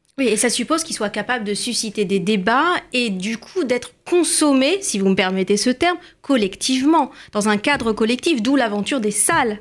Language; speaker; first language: French; native; French